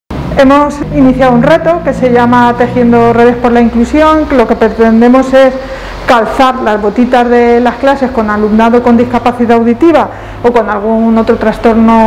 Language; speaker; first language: Spanish; native; Spanish